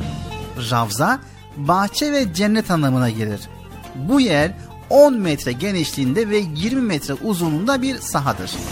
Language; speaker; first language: Turkish; native; Turkish